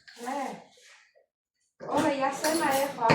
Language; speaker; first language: Greek; non-native, learner; Armenian